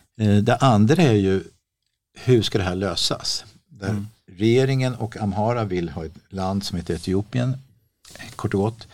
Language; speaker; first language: Swedish; native; Swedish